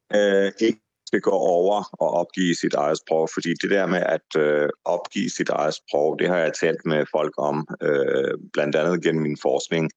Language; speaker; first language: Danish; non-native, fluent; Hebrew